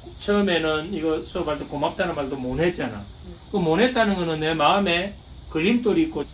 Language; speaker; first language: Korean; native; Korean